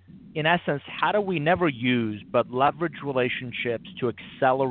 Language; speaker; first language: English; non-native, fluent; Persian